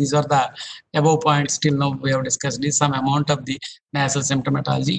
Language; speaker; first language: English; non-native, local second language; Telugu